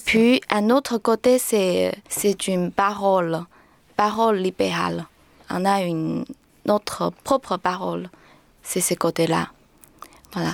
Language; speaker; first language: French; non-native, learner; Chinese